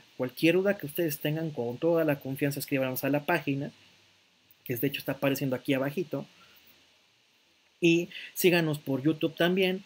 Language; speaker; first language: Spanish; native; Spanish